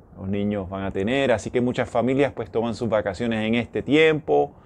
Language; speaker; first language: Spanish; native; Spanish